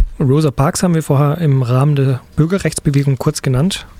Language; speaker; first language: German; native; German